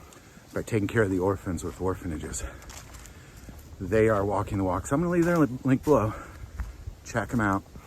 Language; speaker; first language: English; native; English